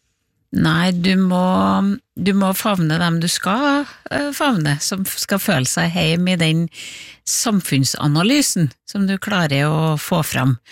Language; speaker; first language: Norwegian; native; Norwegian